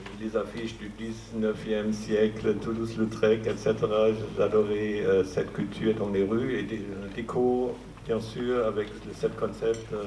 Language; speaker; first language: French; non-native, fluent; German